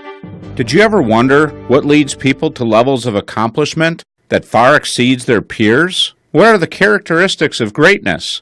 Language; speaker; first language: English; native; English